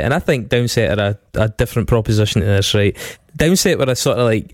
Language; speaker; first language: English; native; English